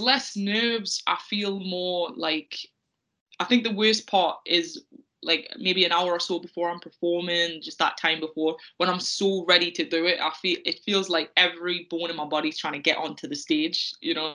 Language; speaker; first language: English; native; English